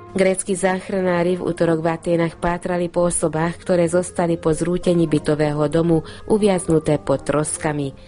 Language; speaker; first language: Slovak; non-native, local second language; Hungarian